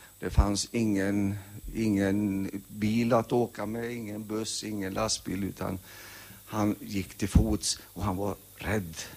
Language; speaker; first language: Swedish; early bilingual, heritage; Swedish